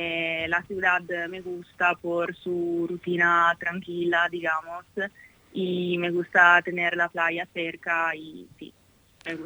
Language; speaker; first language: Spanish; non-native, fluent; Italian